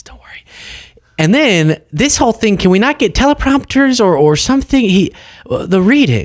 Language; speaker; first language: English; native; English